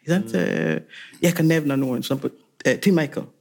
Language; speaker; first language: Norwegian; non-native, fluent; Swahili